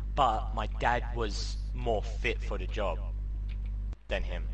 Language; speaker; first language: English; native; English